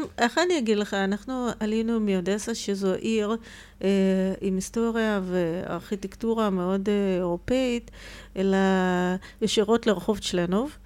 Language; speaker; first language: Hebrew; non-native, fluent; Russian